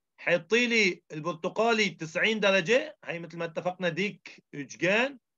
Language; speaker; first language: Arabic; native; Arabic